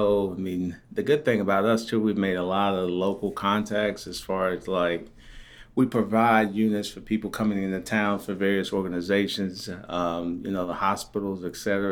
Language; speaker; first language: English; early bilingual, other home language; Haitian Creole